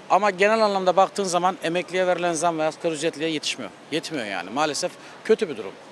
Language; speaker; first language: Turkish; native; Turkish